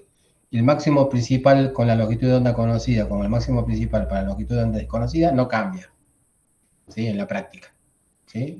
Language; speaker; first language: Spanish; native; Spanish